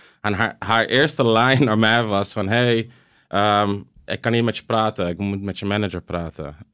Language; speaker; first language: Dutch; early bilingual, other home language; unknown